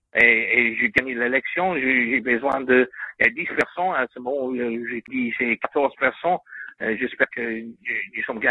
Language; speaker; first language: French; non-native, learner; English